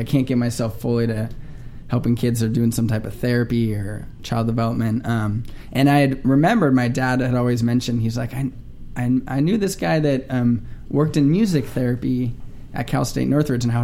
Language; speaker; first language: English; native; English